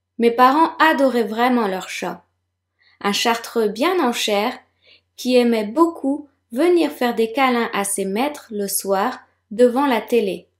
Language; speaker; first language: French; native; French